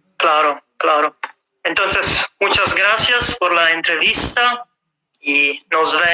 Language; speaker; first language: Spanish; non-native, fluent; Italian